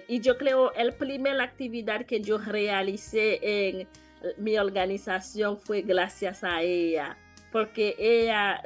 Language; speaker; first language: Spanish; non-native, learner; Haitian Creole